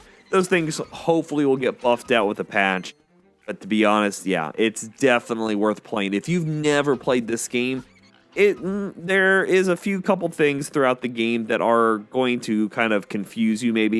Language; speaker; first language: English; native; English